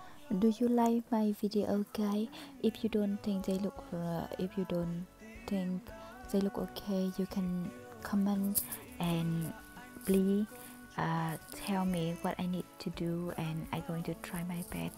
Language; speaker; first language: English; non-native, learner; Vietnamese